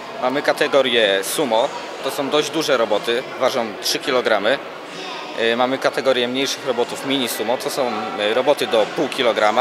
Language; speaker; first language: Polish; native; Polish